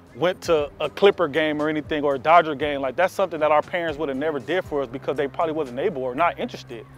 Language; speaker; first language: English; native; English